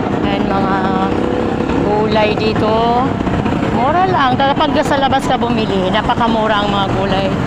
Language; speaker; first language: Filipino; native; Filipino